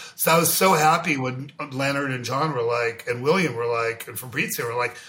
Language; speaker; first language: English; native; English